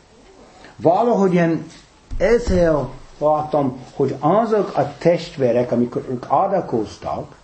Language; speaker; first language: Hungarian; non-native, fluent; English